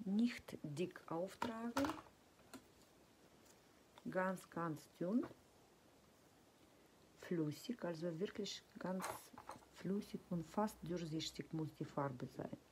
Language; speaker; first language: German; non-native, fluent; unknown